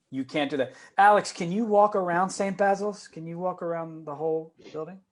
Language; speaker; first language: English; native; English